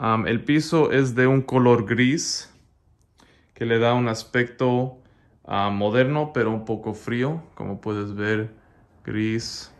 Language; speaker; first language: Spanish; non-native, learner; English